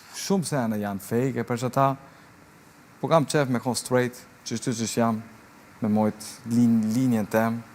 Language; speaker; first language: Albanian; early bilingual, heritage; Albanian